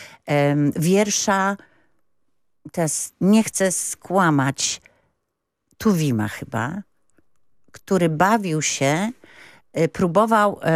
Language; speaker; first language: Polish; native; Polish